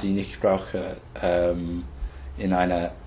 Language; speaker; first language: German; non-native, learner; English